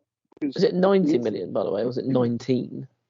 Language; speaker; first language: English; native; English